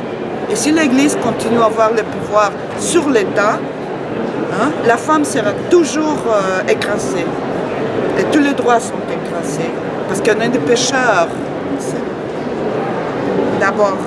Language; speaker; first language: French; non-native, fluent; Spanish